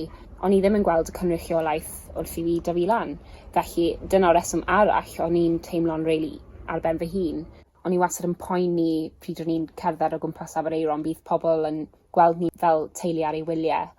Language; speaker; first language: Welsh; non-native, local second language; English